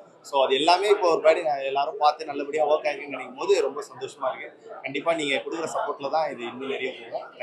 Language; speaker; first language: Tamil; native; Tamil